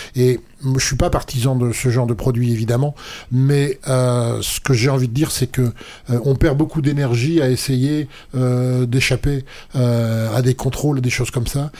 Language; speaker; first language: French; native; French